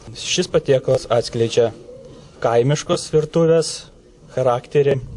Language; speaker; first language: Lithuanian; native; Lithuanian